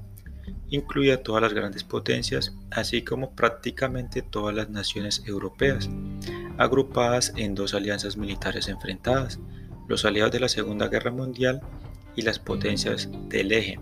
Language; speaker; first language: Spanish; native; Spanish